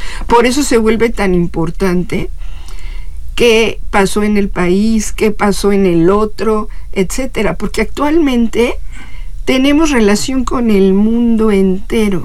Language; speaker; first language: Spanish; native; Spanish